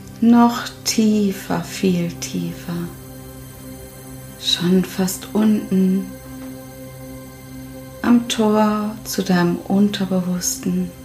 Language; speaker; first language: German; native; German